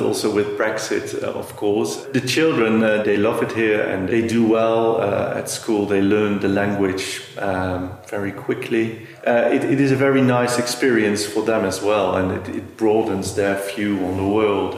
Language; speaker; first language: English; non-native, fluent; Dutch